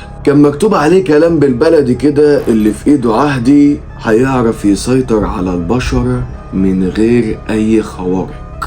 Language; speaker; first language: Arabic; native; Arabic